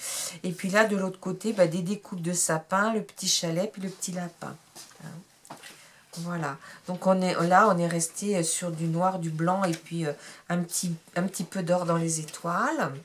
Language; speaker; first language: French; native; French